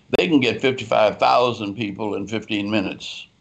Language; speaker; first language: English; native; English